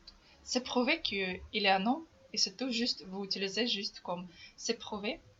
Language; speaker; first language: French; non-native, fluent; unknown